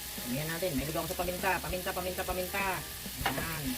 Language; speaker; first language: Filipino; native; Filipino